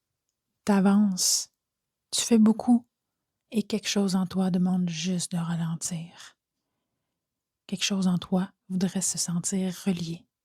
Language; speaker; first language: French; native; French